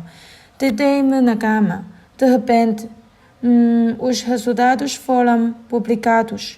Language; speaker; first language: Portuguese; non-native, learner; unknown